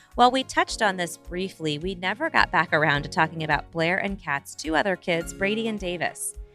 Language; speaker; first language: English; native; English